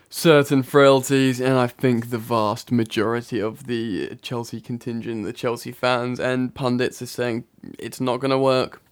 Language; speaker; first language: English; native; English